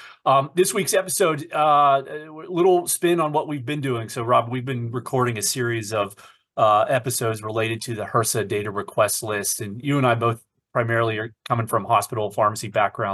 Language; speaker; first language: English; native; English